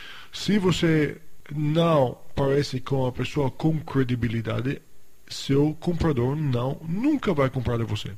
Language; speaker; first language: Portuguese; non-native, fluent; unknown